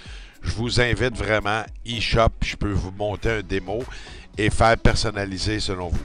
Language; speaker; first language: French; native; French